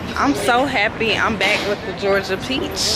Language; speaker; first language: English; native; English